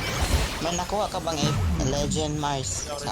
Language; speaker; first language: Filipino; native; Filipino